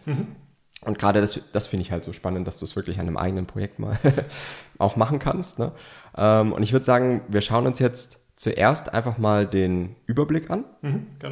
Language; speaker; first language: German; native; German